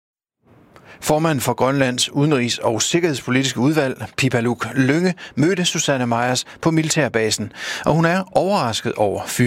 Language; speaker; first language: Danish; native; Danish